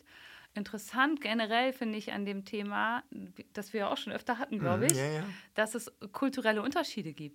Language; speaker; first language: German; native; German